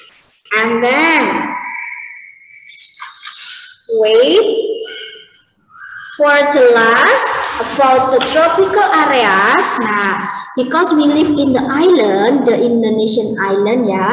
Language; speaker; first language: English; non-native, learner; Indonesian